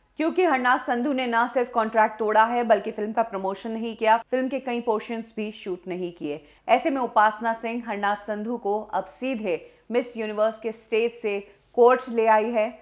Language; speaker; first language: Hindi; native; Hindi